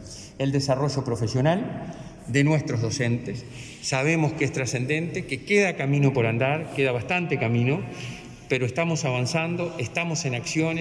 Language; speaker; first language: Spanish; native; Spanish